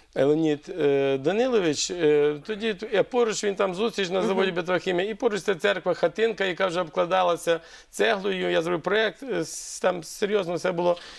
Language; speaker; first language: Ukrainian; native; Ukrainian